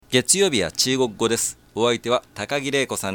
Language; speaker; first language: Japanese; native; Japanese